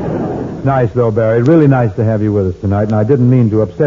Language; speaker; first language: English; native; English